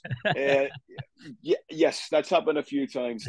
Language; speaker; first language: English; native; English